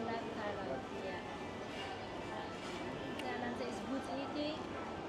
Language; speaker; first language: English; non-native, learner; Chinese